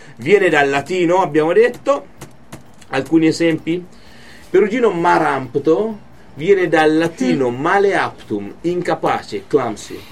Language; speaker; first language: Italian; native; Italian